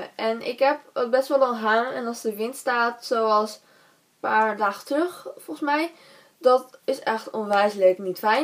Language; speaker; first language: Dutch; native; Dutch